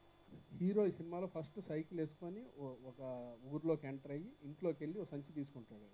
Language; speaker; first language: Telugu; native; Telugu